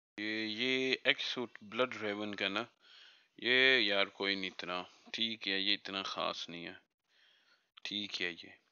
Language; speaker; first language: Urdu; non-native, local second language; Punjabi